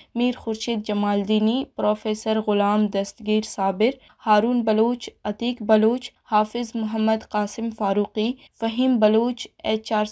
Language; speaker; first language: Urdu; non-native, local second language; Baluchi